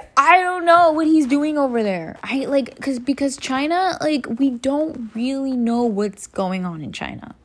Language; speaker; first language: English; native; English